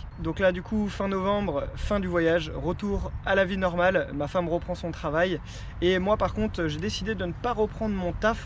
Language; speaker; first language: French; native; French